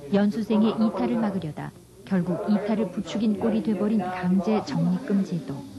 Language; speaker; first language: Korean; native; Korean